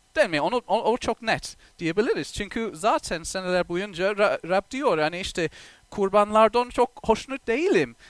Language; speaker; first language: Turkish; non-native, fluent; English